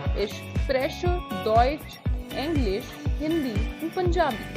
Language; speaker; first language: German; non-native, learner; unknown